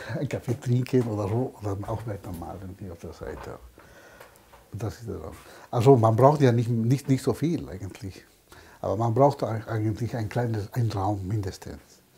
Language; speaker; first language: German; non-native, fluent; Spanish